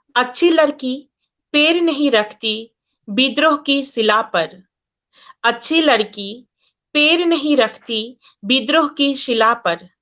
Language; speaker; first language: Hindi; non-native, local second language; Assamese